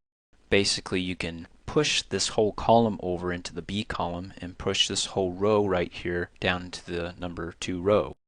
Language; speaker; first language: English; native; English